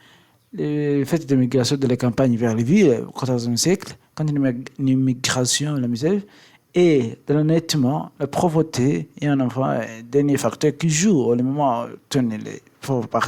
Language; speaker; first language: French; non-native, learner; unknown